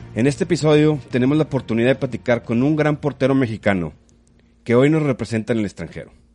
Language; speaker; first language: Spanish; native; Spanish